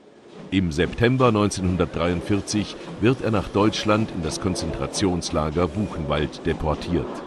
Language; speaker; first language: German; native; German